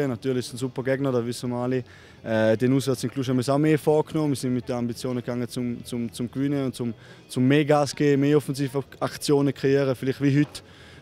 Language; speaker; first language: German; native; German